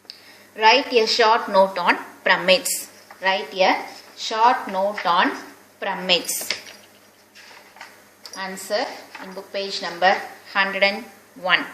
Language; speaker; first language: English; non-native, local second language; Tamil